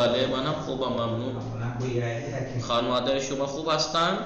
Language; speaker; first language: Persian; non-native, fluent; Urdu